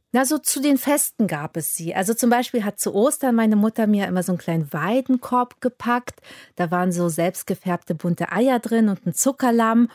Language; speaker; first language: German; early bilingual, other home language; Polish